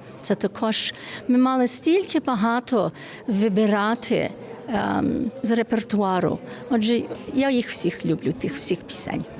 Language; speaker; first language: Ukrainian; early bilingual, heritage; Ukrainian